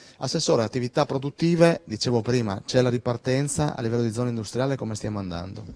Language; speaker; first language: Italian; native; Italian